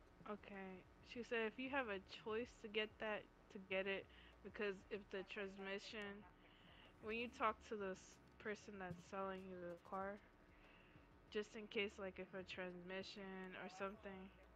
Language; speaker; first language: English; early bilingual, other home language; Spanish